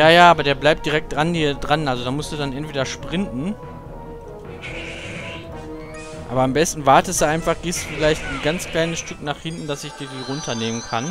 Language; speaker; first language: German; native; German